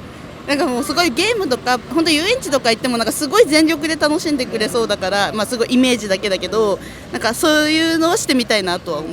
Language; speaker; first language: Japanese; native; Japanese